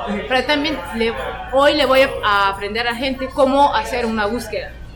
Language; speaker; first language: Spanish; non-native, fluent; French